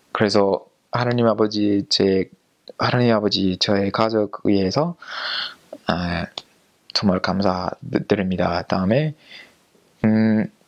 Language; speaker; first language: Korean; non-native, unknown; English